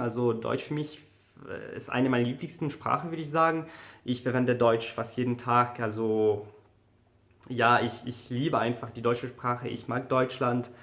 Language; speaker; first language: German; non-native, fluent; English